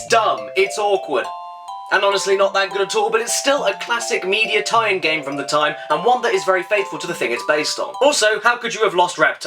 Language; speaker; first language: English; native; English